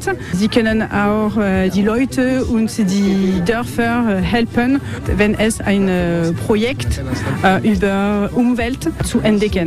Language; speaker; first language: German; non-native, learner; French